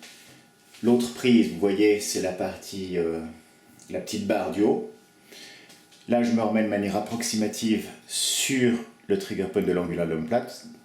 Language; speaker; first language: French; native; French